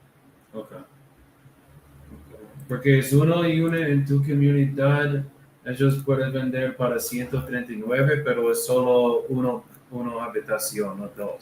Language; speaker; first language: Spanish; non-native, learner; English